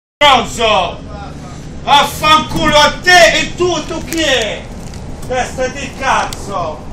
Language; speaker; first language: Italian; non-native, learner; Arabic